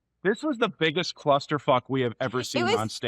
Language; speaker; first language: English; native; English